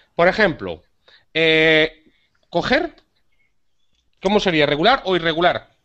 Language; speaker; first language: Spanish; native; Spanish